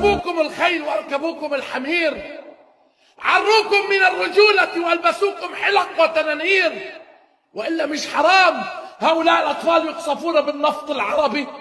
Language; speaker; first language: Arabic; native; Arabic